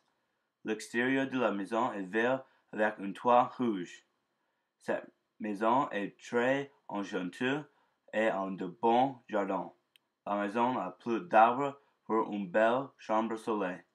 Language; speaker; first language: French; non-native, learner; English